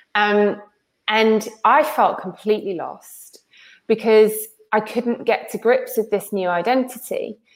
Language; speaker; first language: English; native; English